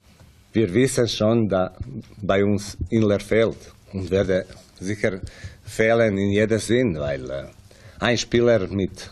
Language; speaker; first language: German; non-native, fluent; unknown